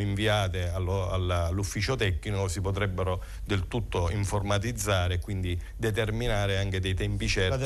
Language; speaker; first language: Italian; native; Italian